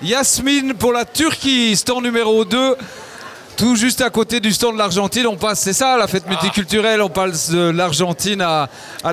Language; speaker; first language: French; native; French